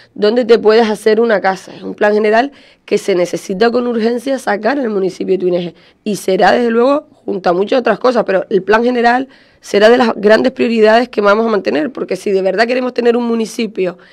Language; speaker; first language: Spanish; native; Spanish